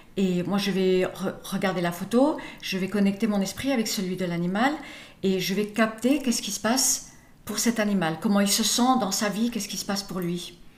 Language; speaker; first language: French; early bilingual, other home language; English